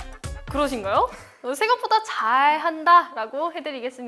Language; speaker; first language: Korean; native; Korean